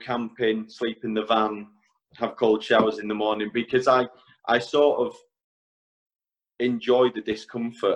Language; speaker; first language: English; native; English